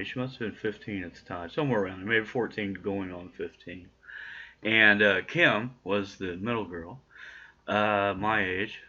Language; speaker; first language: English; native; English